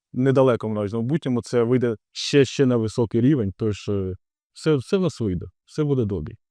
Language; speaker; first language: Ukrainian; non-native, local second language; Russian